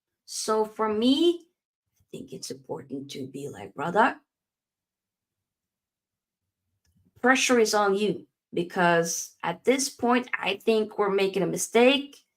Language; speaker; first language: English; native; English